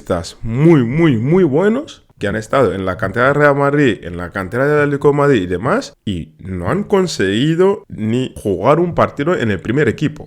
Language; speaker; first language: Spanish; non-native, fluent; Wolof